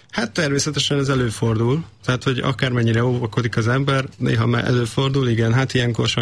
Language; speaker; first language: Hungarian; native; Hungarian